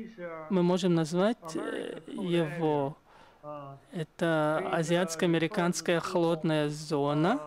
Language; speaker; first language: Russian; non-native, fluent; Chinese